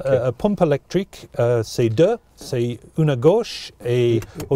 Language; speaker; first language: French; non-native, learner; English